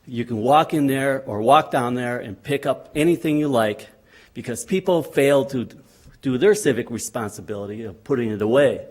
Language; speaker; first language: English; native; English